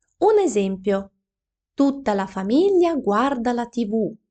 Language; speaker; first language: Italian; non-native, fluent; Ukrainian